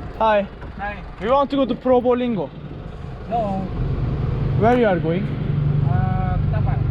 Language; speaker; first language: English; non-native, learner; Turkish